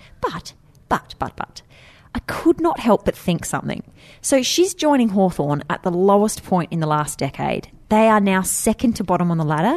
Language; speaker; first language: English; native; English